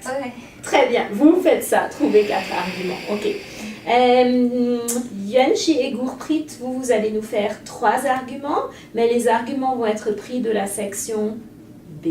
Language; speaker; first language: French; native; French